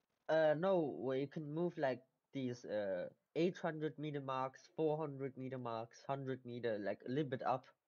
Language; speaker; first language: English; non-native, fluent; German